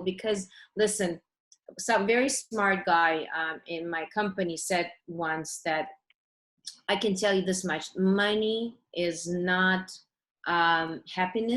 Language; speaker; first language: English; early bilingual, other home language; Russian